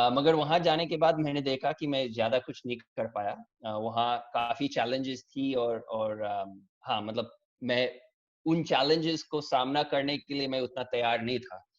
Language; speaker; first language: Hindi; early bilingual, heritage; English